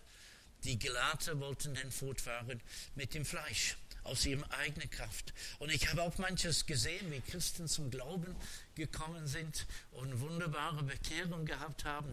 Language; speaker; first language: German; non-native, fluent; English